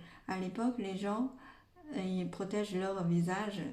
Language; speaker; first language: French; non-native, fluent; Chinese